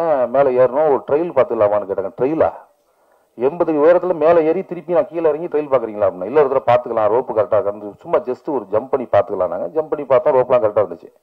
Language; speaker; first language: Tamil; native; Tamil